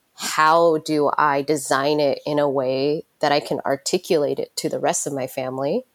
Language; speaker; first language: English; native; English